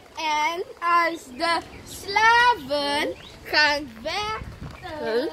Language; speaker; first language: Dutch; non-native, local second language; Papiamento